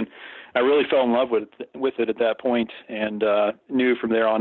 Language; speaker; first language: English; native; English